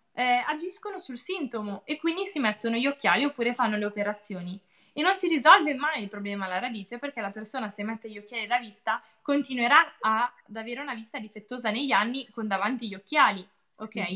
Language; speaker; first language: Italian; native; Italian